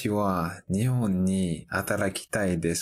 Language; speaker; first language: Japanese; non-native, learner; French